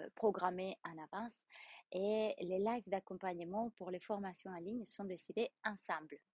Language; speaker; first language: French; non-native, fluent; Spanish